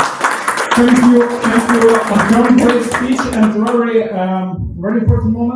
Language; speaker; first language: English; non-native, learner; Russian